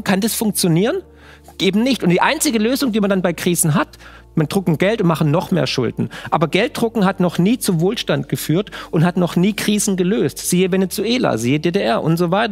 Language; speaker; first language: German; native; German